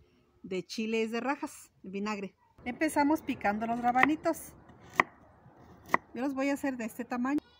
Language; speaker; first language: Spanish; native; Spanish